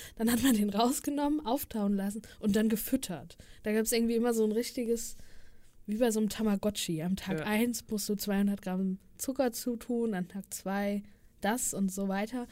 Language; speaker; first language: German; native; German